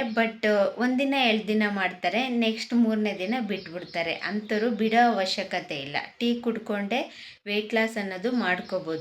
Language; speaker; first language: Kannada; native; Kannada